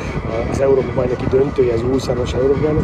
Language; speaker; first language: Hungarian; native; Hungarian